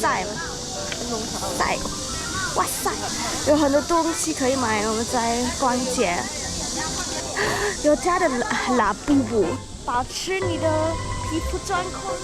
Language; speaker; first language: Chinese; early bilingual, heritage; English